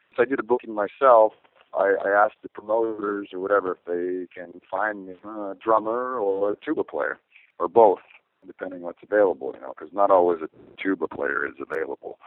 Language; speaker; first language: English; native; English